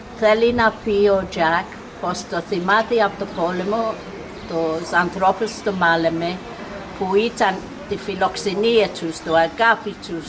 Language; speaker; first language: Greek; non-native, fluent; English